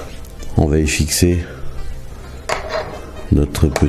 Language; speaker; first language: French; native; French